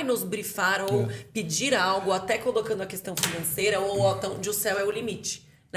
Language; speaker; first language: Portuguese; native; Portuguese